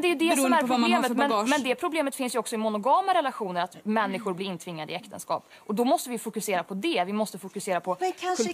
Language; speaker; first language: Swedish; native; Swedish